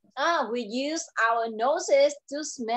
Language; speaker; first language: English; non-native, learner; Vietnamese